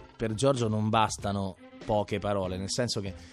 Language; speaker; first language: Italian; native; Italian